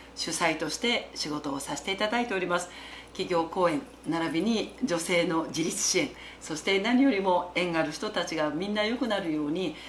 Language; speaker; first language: Japanese; native; Japanese